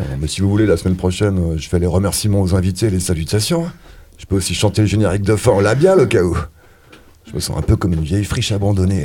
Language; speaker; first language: French; native; French